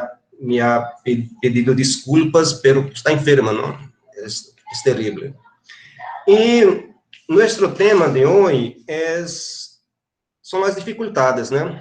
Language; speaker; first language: Spanish; non-native, fluent; Portuguese